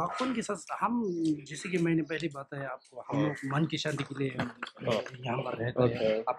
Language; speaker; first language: Hindi; non-native, fluent; Tibetan